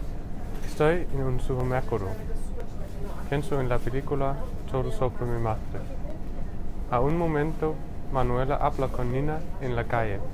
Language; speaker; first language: Spanish; non-native, learner; Danish